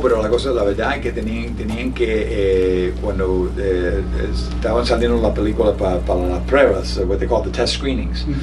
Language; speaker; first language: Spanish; early bilingual, heritage; Spanish